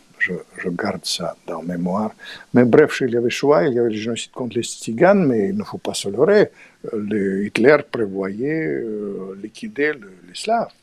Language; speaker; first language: French; non-native, fluent; Russian